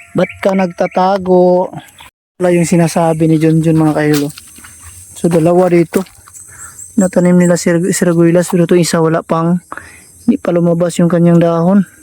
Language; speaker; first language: Filipino; non-native, local second language; Cebuano